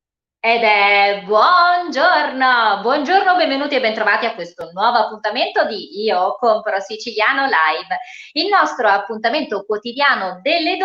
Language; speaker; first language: Italian; native; Italian